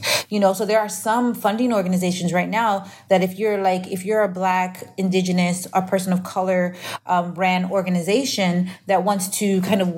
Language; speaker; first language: English; native; English